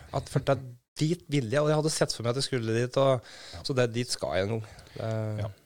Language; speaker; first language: Norwegian; native; Norwegian